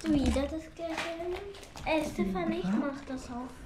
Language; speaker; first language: German; early bilingual, heritage; Bosnian